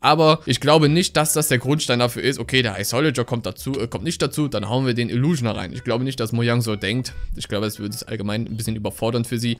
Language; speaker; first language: German; native; German